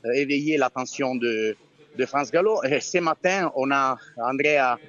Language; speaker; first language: French; non-native, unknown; Italian